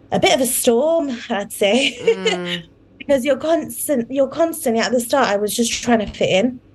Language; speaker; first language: English; native; English